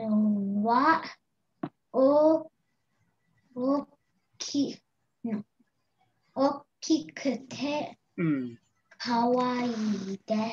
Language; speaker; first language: Japanese; non-native, learner; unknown